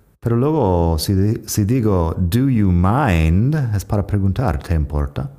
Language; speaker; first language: Spanish; non-native, fluent; English